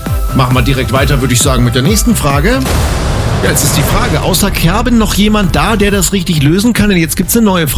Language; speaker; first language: German; native; German